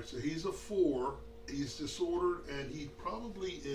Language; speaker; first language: English; native; English